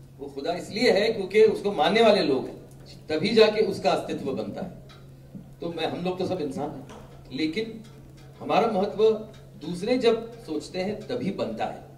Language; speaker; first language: Hindi; non-native, local second language; Marathi